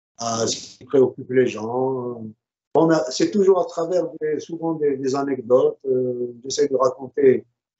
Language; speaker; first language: French; non-native, local second language; Arabic